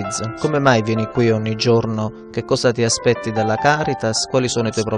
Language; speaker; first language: Italian; native; Italian